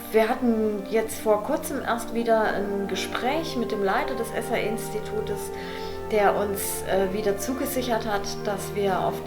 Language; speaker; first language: German; native; German